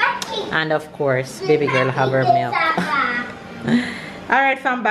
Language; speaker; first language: English; native; English